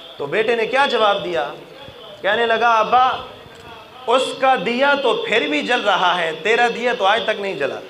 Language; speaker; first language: Urdu; non-native, local second language; Saraiki